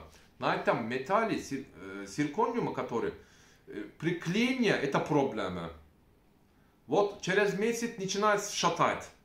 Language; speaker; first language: Russian; non-native, learner; Turkish